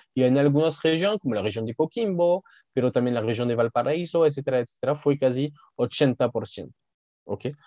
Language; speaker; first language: Spanish; non-native, fluent; French